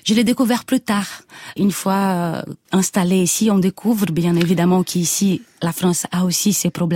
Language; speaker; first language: French; non-native, fluent; Portuguese